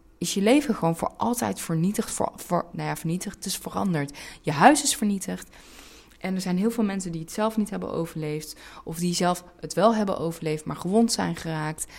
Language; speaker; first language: Dutch; early bilingual, other home language; Turkish